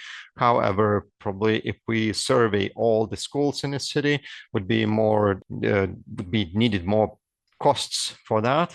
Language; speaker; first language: English; non-native, fluent; Lithuanian